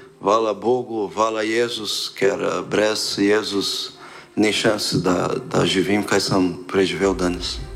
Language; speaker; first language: Slovenian; non-native, learner; Portuguese